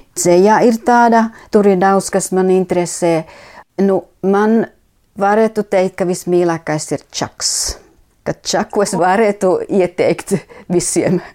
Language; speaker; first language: Latvian; non-native, fluent; Finnish